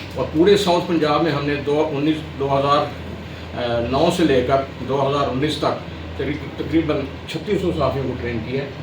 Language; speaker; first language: Urdu; non-native, local second language; Saraiki